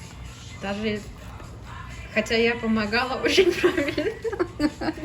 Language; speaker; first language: Russian; early bilingual, heritage; Russian